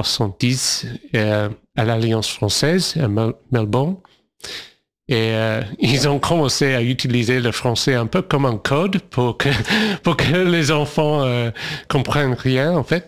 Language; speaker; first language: French; non-native, fluent; English